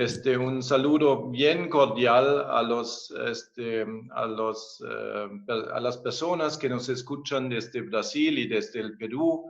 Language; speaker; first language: Spanish; non-native, fluent; German